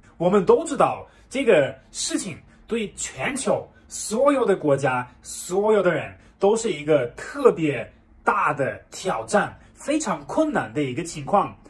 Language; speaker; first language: Chinese; non-native, fluent; German